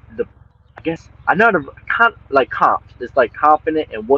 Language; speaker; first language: English; native; English